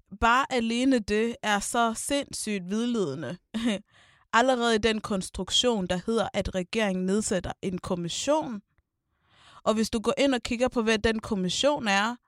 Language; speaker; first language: Danish; native; Danish